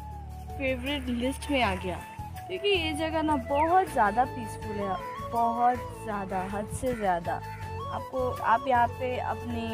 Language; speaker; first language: Hindi; non-native, local second language; Assamese